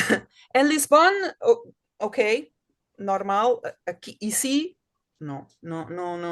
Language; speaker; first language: French; non-native, learner; Portuguese